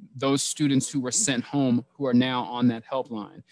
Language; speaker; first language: English; native; English